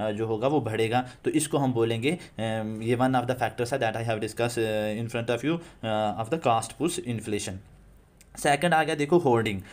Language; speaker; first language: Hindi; non-native, local second language; Kashmiri